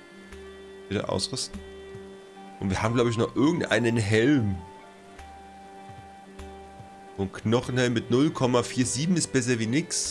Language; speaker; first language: German; native; German